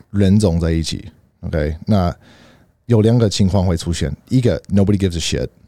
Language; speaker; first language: Chinese; early bilingual, heritage; Chinese